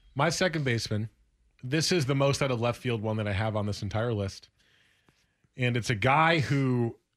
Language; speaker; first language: English; native; English